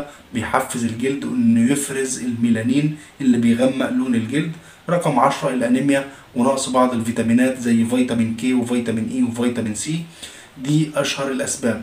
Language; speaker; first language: Arabic; native; Arabic